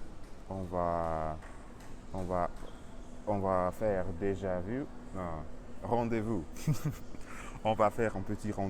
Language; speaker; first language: French; non-native, learner; Russian